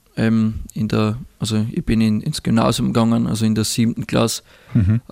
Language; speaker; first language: German; native; German